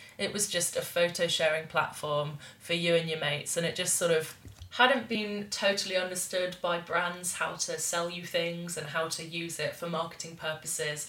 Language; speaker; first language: English; native; English